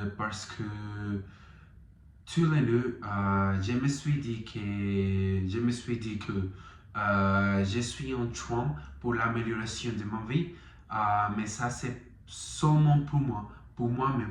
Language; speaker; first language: French; non-native, learner; Spanish